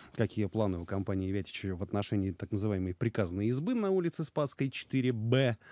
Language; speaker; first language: Russian; native; Russian